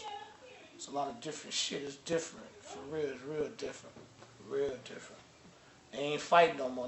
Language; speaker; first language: English; native; English